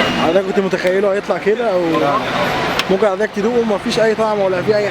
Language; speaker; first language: Arabic; native; Arabic